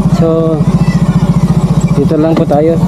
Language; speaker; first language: Filipino; native; Filipino